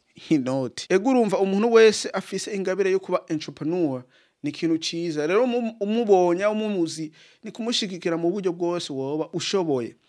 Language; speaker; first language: Rundi; native; Rundi